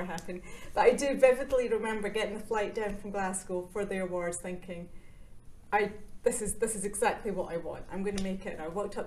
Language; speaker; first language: English; native; English